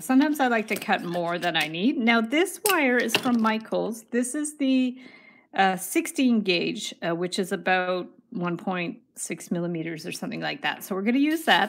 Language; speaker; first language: English; native; English